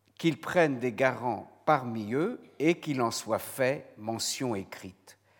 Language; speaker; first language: French; native; French